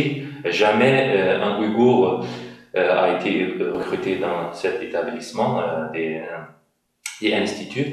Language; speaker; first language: French; non-native, fluent; Uyghur